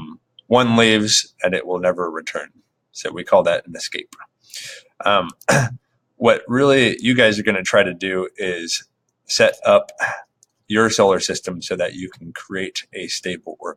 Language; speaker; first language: English; native; English